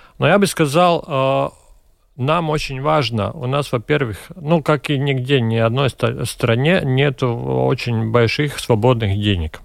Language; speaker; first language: Russian; non-native, local second language; Latvian